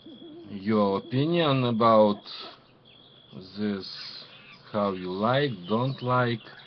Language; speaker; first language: English; non-native, learner; Ukrainian